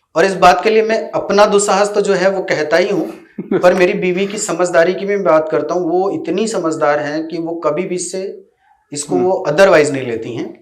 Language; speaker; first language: Hindi; native; Hindi